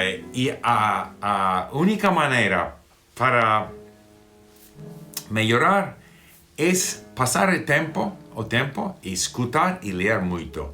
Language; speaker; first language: Portuguese; non-native, fluent; English